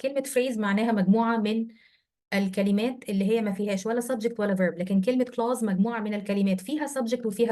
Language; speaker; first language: Arabic; native; Arabic